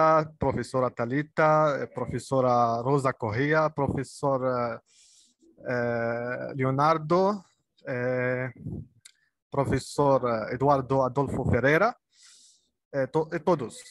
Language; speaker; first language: Portuguese; non-native, learner; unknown